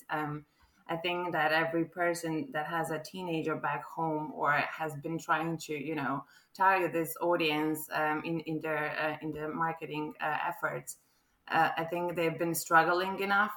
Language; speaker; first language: English; non-native, fluent; Croatian